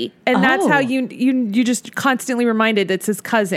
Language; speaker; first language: English; native; English